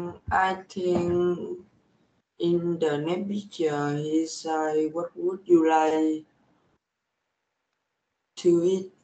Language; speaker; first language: English; non-native, learner; Vietnamese